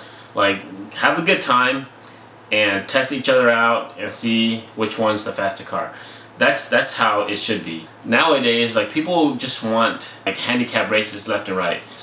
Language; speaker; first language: English; native; English